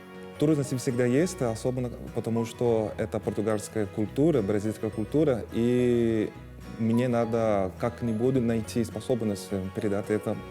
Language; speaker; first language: Russian; non-native, fluent; Portuguese